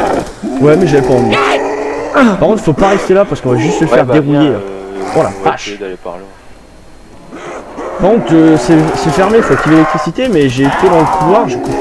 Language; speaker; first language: French; native; French